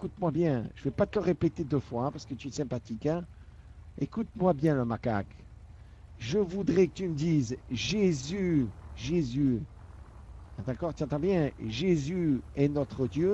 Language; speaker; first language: French; native; French